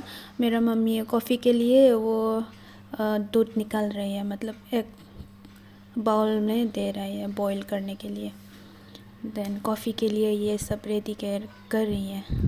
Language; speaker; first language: Hindi; non-native, local second language; Kok Borok